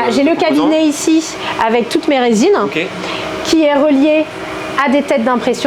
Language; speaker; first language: French; native; French